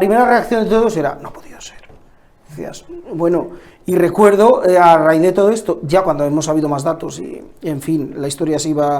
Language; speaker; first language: Spanish; native; Spanish